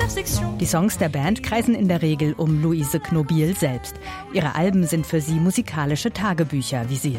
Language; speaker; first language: German; native; German